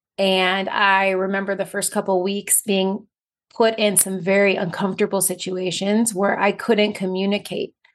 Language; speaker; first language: English; native; English